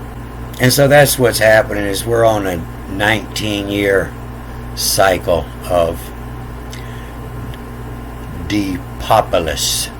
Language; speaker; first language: English; native; English